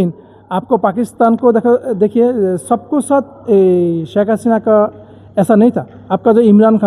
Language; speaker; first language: Hindi; non-native, learner; Bangla